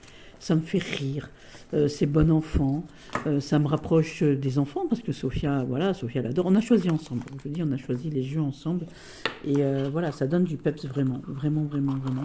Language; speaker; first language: French; native; French